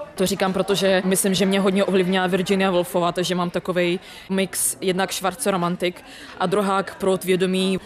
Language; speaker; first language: Czech; non-native, fluent; Russian